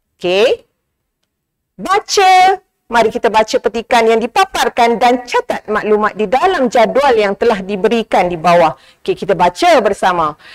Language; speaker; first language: Malay; native; Malay